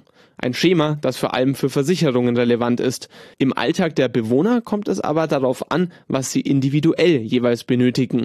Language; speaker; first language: German; native; German